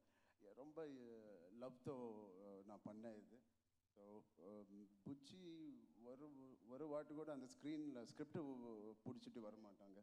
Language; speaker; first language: Tamil; non-native, local second language; Telugu